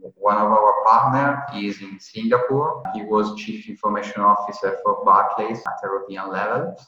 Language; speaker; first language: English; non-native, fluent; Italian